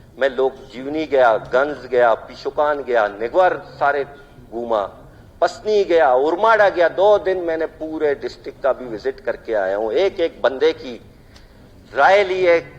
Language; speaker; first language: Urdu; non-native, local second language; Baluchi